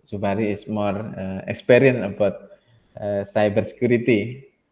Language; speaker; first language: English; non-native, learner; Indonesian